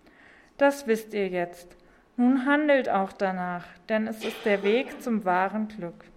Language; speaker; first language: German; native; German